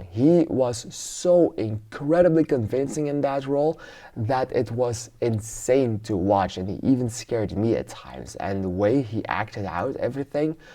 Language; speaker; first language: English; non-native, fluent; Dutch